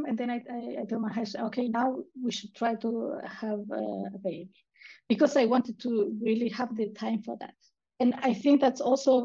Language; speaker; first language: English; non-native, fluent; Spanish